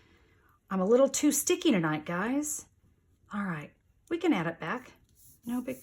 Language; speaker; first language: English; native; English